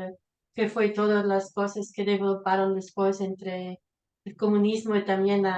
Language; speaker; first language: Spanish; non-native, fluent; Portuguese